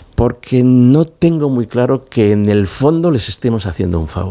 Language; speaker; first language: Spanish; native; Spanish